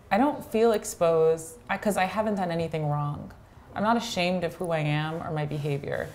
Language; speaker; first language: English; native; English